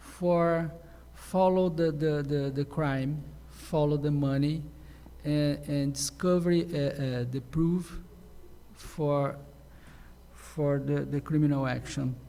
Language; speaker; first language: English; non-native, learner; Portuguese